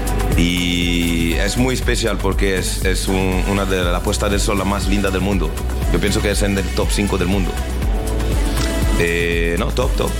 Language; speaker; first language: Spanish; non-native, learner; French